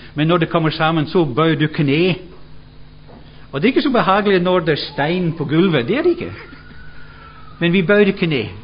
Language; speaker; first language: Swedish; non-native, fluent; English